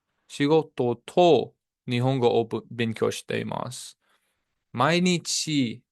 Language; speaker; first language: Japanese; non-native, learner; English